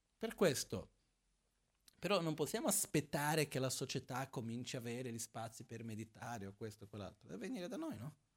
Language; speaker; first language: Italian; non-native, fluent; Portuguese